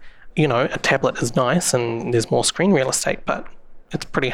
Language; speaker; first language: English; native; English